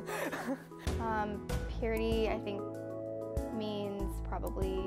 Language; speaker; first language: English; native; English